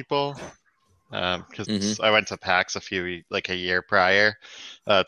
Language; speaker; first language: English; native; English